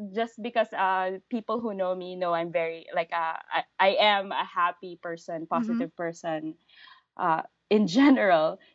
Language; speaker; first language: English; native; English